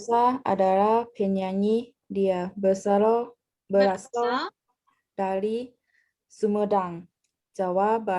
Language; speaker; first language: Indonesian; non-native, learner; Thai